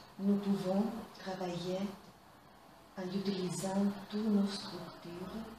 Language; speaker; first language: French; non-native, fluent; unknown